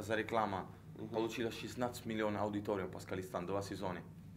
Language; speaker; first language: Russian; non-native, learner; Italian